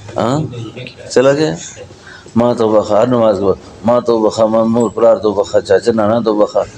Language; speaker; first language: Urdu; non-native, local second language; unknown